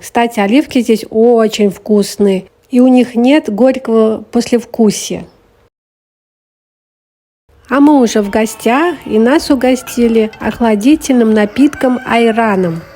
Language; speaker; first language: Russian; native; Russian